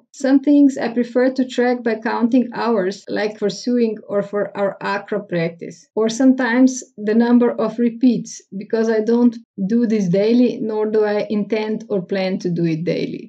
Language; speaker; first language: English; non-native, fluent; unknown